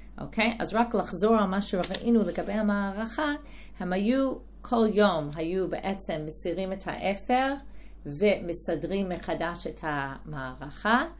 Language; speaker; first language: Hebrew; non-native, fluent; English